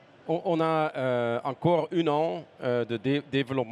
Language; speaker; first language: French; non-native, learner; Dutch